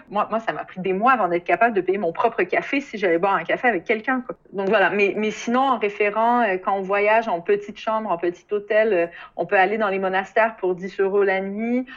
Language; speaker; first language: French; native; French